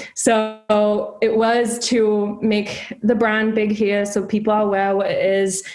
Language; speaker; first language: English; non-native, fluent; German